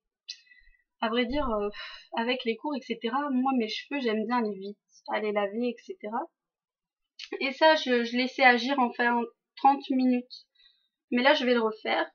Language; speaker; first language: French; native; French